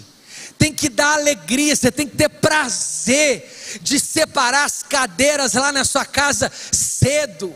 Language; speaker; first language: Portuguese; native; Portuguese